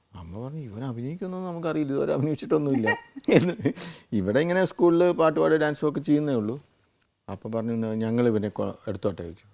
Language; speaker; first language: Malayalam; native; Malayalam